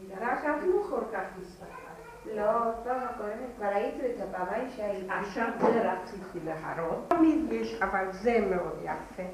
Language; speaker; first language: Hebrew; non-native, fluent; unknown